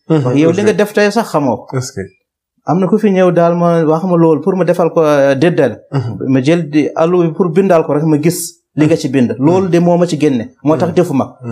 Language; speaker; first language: Wolof; non-native, local second language; Fula